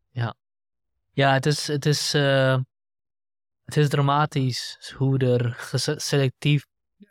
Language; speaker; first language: Dutch; early bilingual, other home language; Central Kurdish